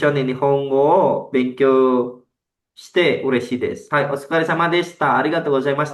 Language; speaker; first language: Japanese; non-native, fluent; Indonesian